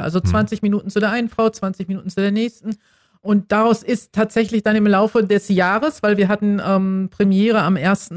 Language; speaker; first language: German; native; German